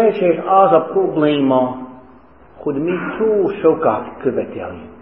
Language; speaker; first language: Hungarian; non-native, fluent; English